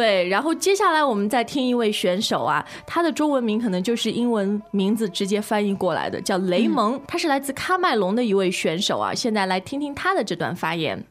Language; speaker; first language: Chinese; native; Chinese